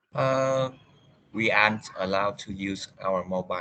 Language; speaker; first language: English; non-native, learner; Vietnamese